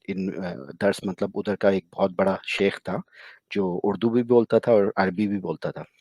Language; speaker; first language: Urdu; native; Urdu